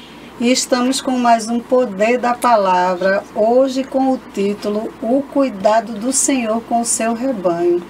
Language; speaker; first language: Portuguese; native; Portuguese